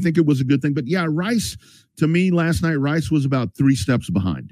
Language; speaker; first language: English; native; English